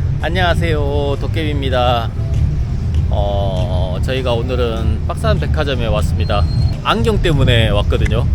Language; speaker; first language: Korean; native; Korean